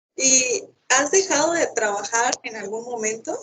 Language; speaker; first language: Spanish; native; Spanish